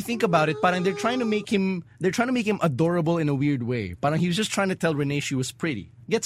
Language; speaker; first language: English; non-native, local second language; Filipino